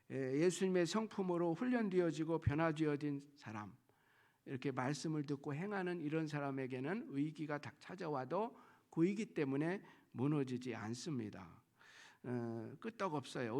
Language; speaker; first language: Korean; native; Korean